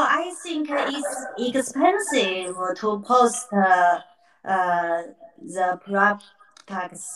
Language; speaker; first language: English; non-native, learner; Chinese